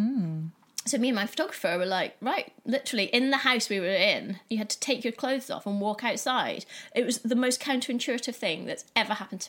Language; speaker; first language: English; native; English